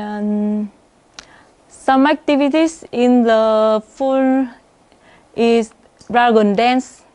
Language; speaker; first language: English; non-native, learner; Vietnamese